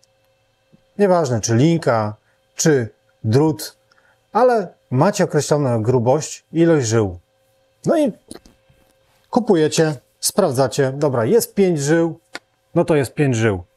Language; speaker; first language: Polish; native; Polish